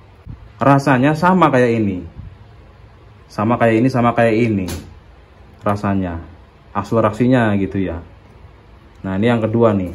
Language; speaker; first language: Indonesian; non-native, local second language; Sundanese